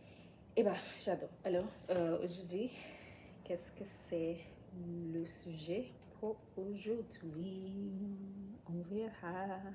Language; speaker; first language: French; non-native, learner; English